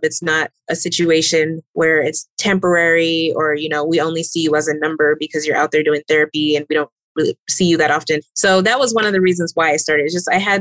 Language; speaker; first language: English; native; English